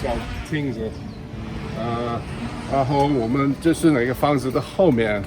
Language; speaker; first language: Chinese; early bilingual, heritage; Chinese